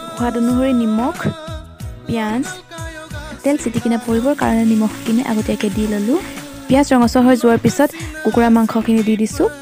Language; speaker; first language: Assamese; non-native, local second language; Mising